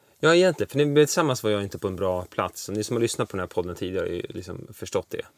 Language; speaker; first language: Swedish; early bilingual, other home language; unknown